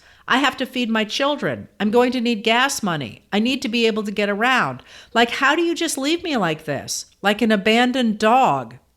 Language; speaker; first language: English; native; English